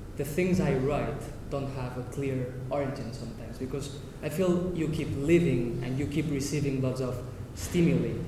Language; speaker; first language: English; non-native, fluent; Catalan